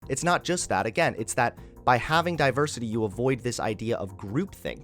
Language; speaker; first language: English; native; English